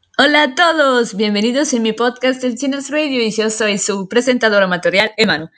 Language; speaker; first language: Spanish; non-native, fluent; Italian